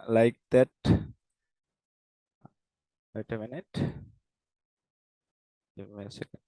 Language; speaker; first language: English; non-native, learner; Bangla